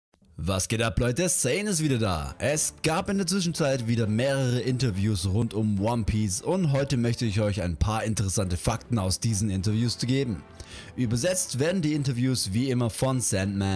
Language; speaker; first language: German; native; German